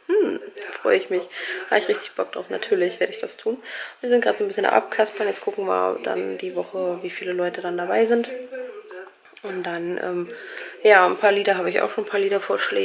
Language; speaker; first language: German; native; German